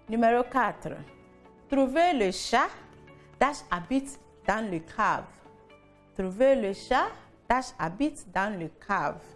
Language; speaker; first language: French; non-native, fluent; English